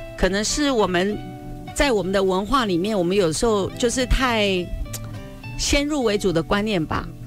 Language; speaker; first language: Chinese; native; Chinese